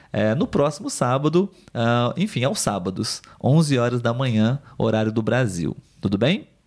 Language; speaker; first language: Portuguese; native; Portuguese